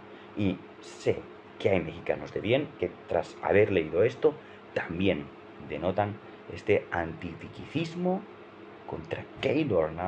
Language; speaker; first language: Spanish; native; Spanish